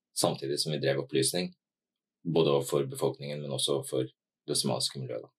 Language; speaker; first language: Norwegian; native; Norwegian